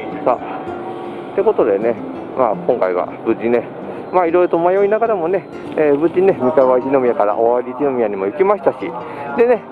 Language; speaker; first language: Japanese; native; Japanese